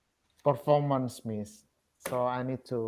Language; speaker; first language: English; non-native, learner; Indonesian